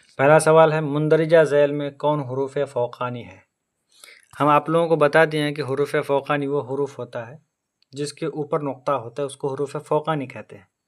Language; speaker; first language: Hindi; native; Hindi